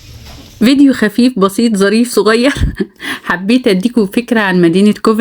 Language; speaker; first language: Arabic; native; Arabic